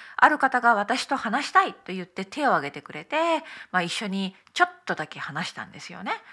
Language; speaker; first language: Japanese; native; Japanese